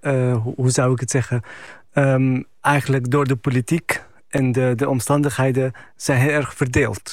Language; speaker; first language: Dutch; non-native, fluent; Arabic